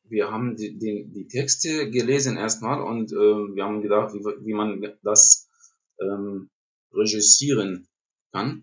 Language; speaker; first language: German; non-native, learner; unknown